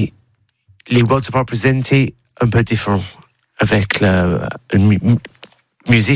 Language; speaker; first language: French; non-native, learner; English